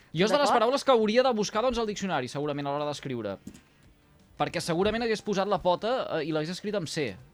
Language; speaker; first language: Catalan; native; Catalan